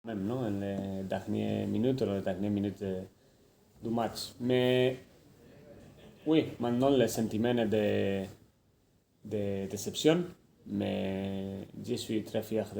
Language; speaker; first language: French; non-native, fluent; Spanish